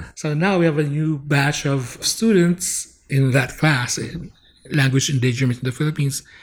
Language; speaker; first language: English; non-native, local second language; Bikol